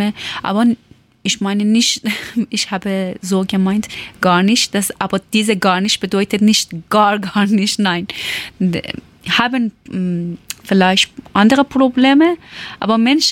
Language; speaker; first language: German; non-native, learner; Persian